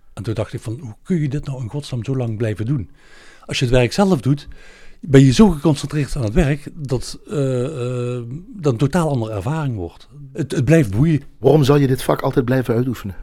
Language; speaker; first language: Dutch; native; Dutch